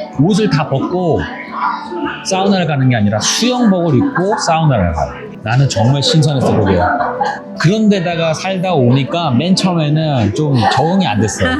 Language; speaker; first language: Korean; native; Korean